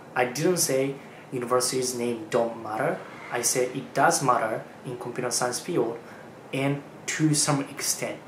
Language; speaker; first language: English; non-native, fluent; Japanese